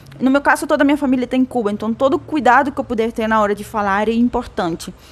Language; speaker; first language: Portuguese; non-native, fluent; Spanish